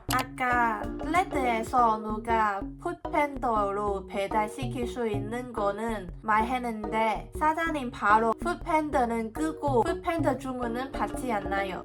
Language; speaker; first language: Korean; non-native, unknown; Cantonese